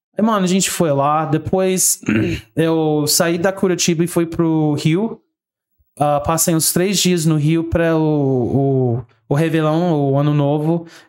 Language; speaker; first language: Portuguese; non-native, fluent; English